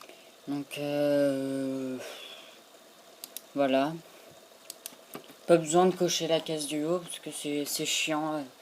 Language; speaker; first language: French; native; French